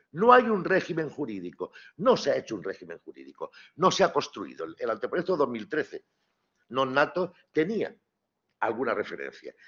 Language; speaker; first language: Spanish; native; Spanish